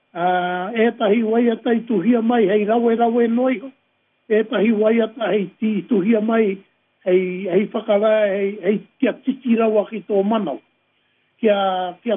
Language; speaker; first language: Māori; native; Māori